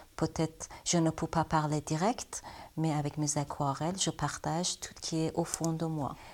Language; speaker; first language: French; non-native, learner; Persian